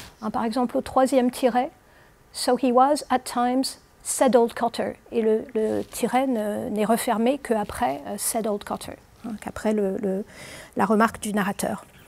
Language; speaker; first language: French; native; French